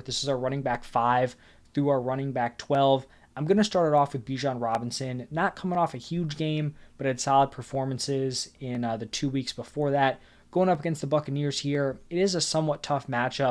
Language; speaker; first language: English; native; English